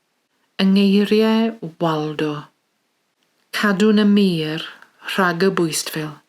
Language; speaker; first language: Welsh; native; Welsh